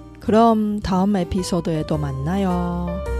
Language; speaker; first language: Korean; non-native, fluent; Chinese